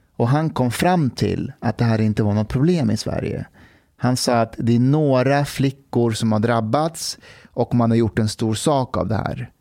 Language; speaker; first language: Swedish; early bilingual, other home language; Persian